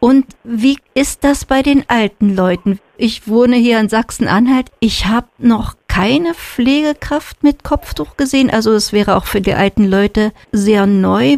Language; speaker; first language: German; native; German